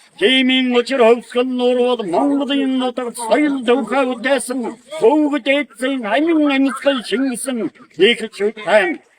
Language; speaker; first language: Mongolian; native; Mongolian